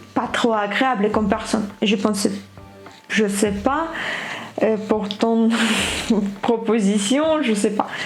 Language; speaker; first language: French; non-native, fluent; Ukrainian